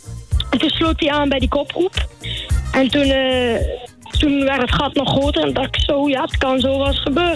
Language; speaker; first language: Dutch; native; Dutch